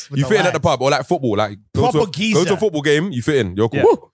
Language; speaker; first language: English; native; English